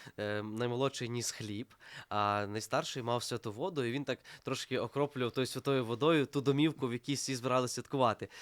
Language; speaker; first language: Ukrainian; native; Ukrainian